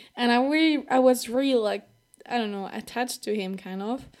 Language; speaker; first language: English; non-native, fluent; French